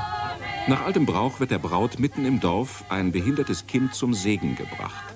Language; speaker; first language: German; native; German